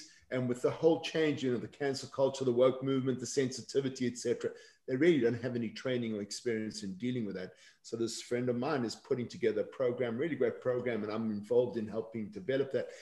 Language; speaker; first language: English; native; English